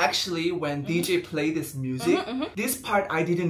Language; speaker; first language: English; non-native, fluent; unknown